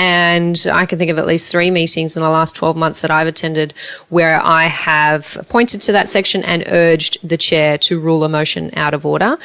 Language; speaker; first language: English; native; English